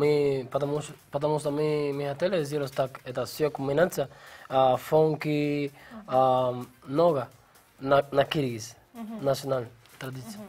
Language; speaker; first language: Russian; non-native, learner; Spanish